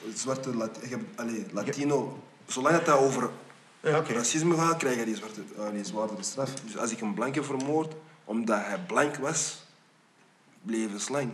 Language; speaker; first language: Dutch; early bilingual, other home language; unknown